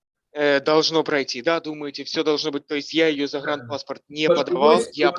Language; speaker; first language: Russian; native; Russian